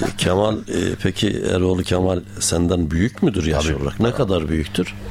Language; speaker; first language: Turkish; native; Turkish